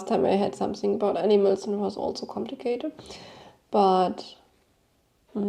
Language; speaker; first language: English; non-native, fluent; German